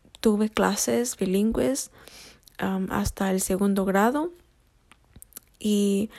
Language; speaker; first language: Spanish; early bilingual, heritage; Spanish